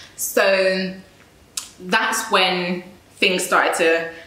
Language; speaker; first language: English; native; English